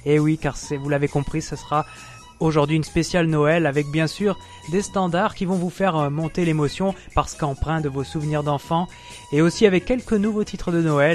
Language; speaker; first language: French; native; French